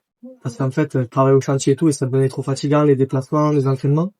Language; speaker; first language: French; native; French